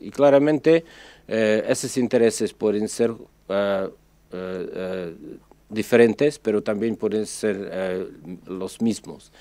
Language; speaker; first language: Spanish; non-native, fluent; Czech